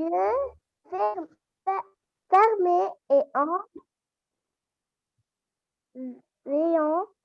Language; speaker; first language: French; non-native, learner; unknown